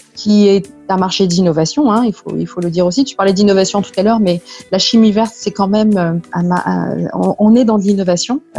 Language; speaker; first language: French; native; French